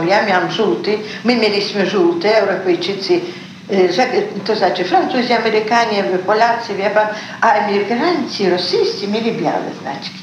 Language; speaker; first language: Polish; early bilingual, heritage; Polish